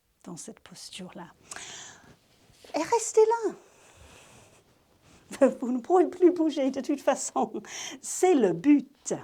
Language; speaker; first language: French; native; French